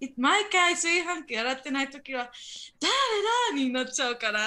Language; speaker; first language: Japanese; non-native, fluent; English